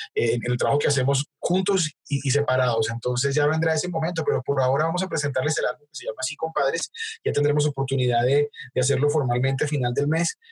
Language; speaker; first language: Spanish; native; Spanish